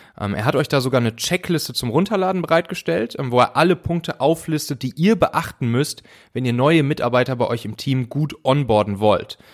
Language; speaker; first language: German; native; German